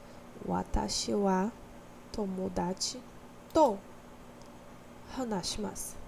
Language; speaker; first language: Japanese; non-native, learner; Portuguese